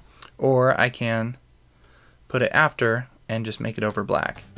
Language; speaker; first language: English; native; English